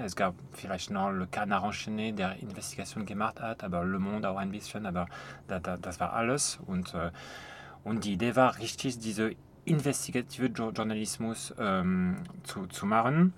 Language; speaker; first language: German; non-native, fluent; French